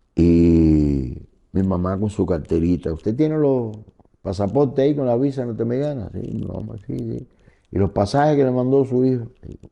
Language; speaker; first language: Spanish; native; Spanish